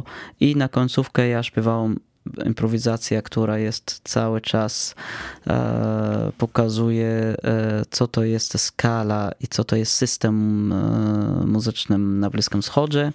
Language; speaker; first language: Polish; non-native, fluent; Arabic